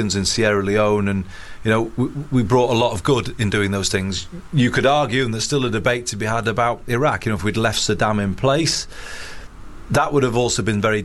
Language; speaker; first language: English; native; English